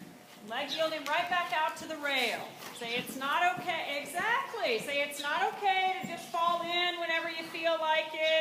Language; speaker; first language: English; native; English